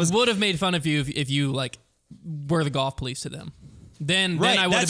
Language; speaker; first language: English; native; English